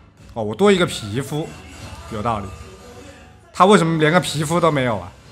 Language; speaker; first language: Chinese; native; Chinese